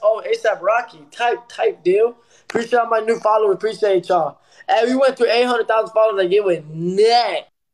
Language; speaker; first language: English; early bilingual, other home language; Spanish